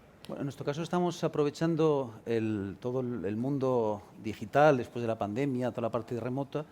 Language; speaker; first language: Spanish; native; Spanish